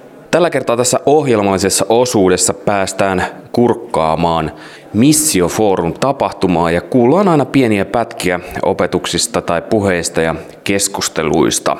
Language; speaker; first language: Finnish; native; Finnish